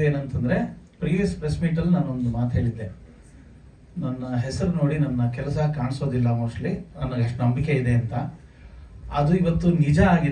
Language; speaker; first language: Kannada; native; Kannada